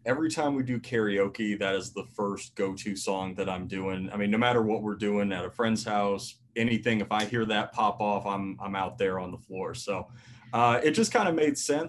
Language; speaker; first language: English; native; English